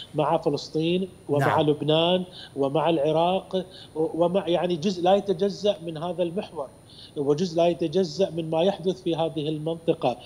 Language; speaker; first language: Arabic; native; Arabic